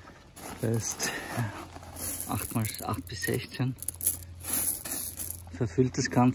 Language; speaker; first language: German; native; German